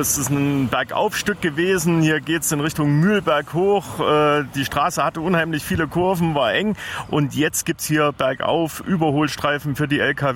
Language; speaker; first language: German; native; German